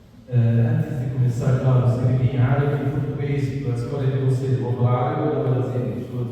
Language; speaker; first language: Portuguese; non-native, fluent; Arabic